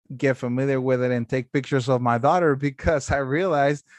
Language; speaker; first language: English; non-native, fluent; Spanish